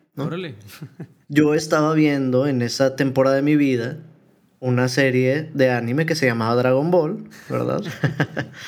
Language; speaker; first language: Spanish; native; Spanish